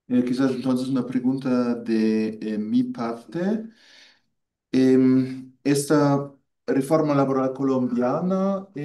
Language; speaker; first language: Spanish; non-native, fluent; German